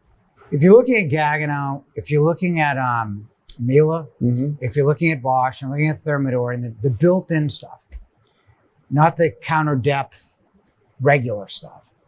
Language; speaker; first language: English; native; English